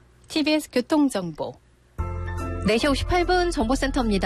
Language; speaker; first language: Korean; native; Korean